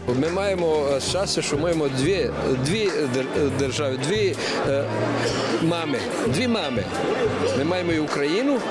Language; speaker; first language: Ukrainian; early bilingual, heritage; Ukrainian